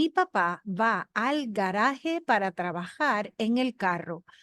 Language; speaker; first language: Spanish; non-native, fluent; English